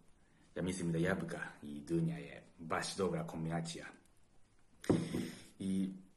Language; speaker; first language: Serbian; non-native, learner; Japanese